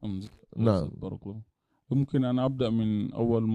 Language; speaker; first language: Arabic; non-native, learner; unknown